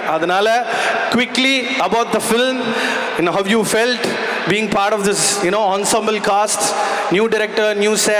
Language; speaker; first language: Tamil; native; Tamil